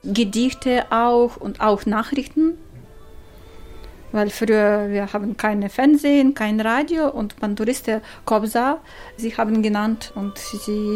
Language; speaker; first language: German; non-native, learner; Ukrainian